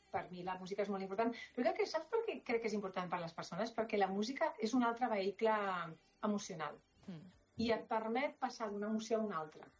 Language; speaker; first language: Catalan; non-native, local second language; Spanish